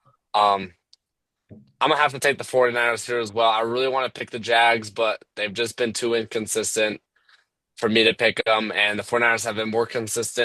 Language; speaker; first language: English; native; English